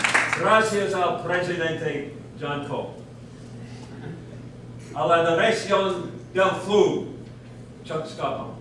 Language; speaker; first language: Spanish; non-native, learner; English